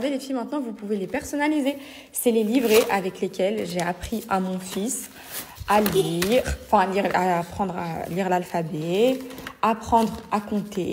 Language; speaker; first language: French; native; French